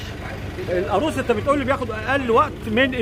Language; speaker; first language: Arabic; native; Arabic